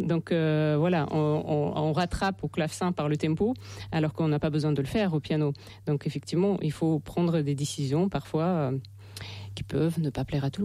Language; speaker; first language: French; non-native, fluent; Russian